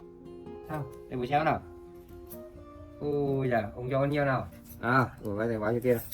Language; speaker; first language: Vietnamese; native; Vietnamese